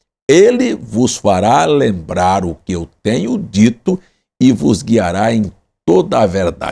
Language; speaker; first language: Portuguese; native; Portuguese